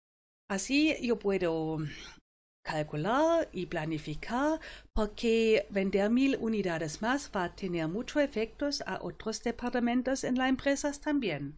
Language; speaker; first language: Spanish; non-native, fluent; German